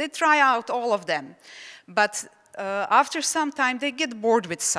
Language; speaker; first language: English; non-native, fluent; Czech